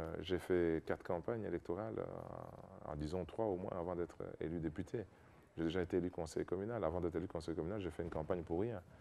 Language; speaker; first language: French; non-native, local second language; Lingala